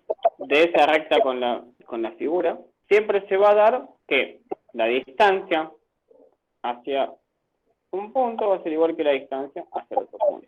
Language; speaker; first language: Spanish; native; Spanish